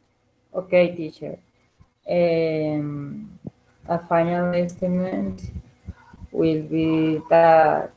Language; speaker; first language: English; non-native, learner; Spanish